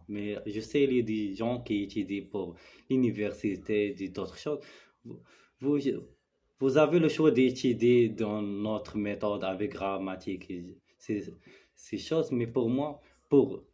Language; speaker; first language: French; non-native, learner; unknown